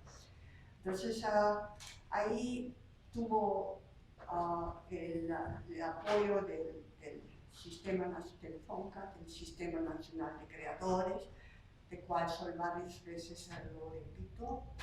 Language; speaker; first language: Spanish; non-native, fluent; Slovak